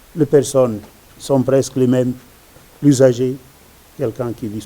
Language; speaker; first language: French; non-native, learner; Portuguese